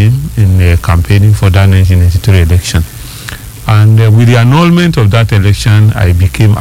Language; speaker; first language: English; non-native, local second language; Yoruba